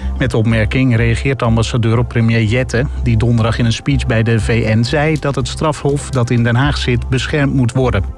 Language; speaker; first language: Dutch; native; Dutch